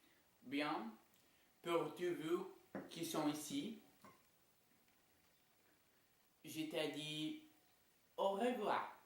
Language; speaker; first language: French; non-native, learner; Portuguese